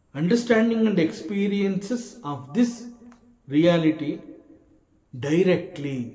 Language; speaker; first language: English; non-native, local second language; Kannada